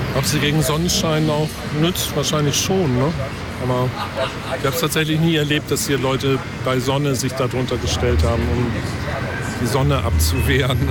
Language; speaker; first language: German; native; German